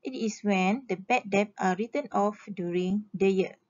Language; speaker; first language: English; non-native, local second language; Malay